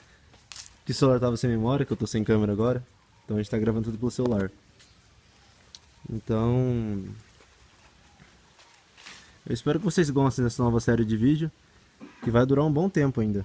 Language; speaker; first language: Portuguese; native; Portuguese